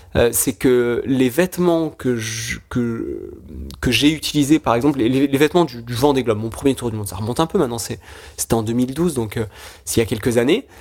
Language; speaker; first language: French; native; French